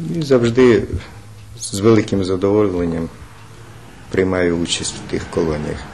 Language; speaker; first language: Ukrainian; native; Ukrainian